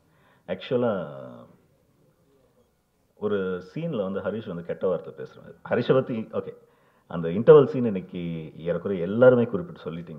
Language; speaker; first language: Tamil; native; Tamil